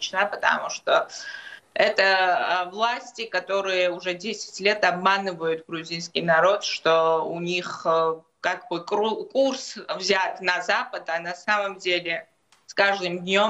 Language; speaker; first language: Russian; non-native, local second language; Georgian